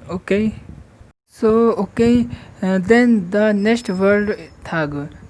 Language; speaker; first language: English; non-native, local second language; Hindi